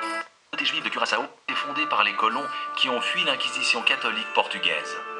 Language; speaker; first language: French; native; French